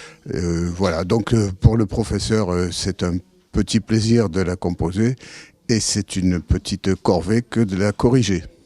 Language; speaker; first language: French; native; French